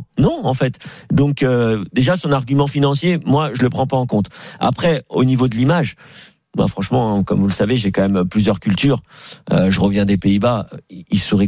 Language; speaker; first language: French; native; French